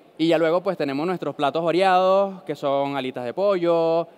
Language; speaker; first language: Spanish; native; Spanish